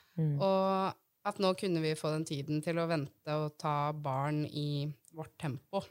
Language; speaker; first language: Norwegian; native; Norwegian